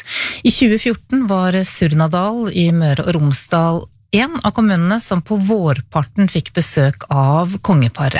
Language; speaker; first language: Norwegian; native; Norwegian